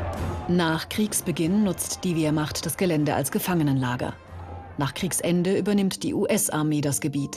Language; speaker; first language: German; native; German